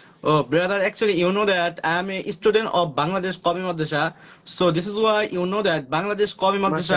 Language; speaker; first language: English; non-native, learner; Bangla